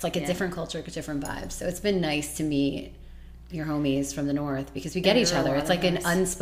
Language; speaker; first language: English; native; English